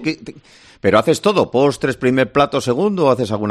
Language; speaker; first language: Spanish; native; Spanish